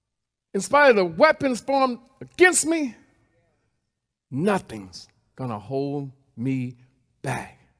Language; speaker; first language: English; native; English